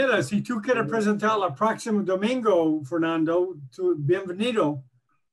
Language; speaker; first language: Spanish; non-native, learner; English